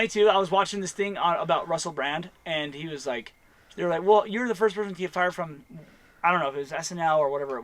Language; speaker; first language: English; native; English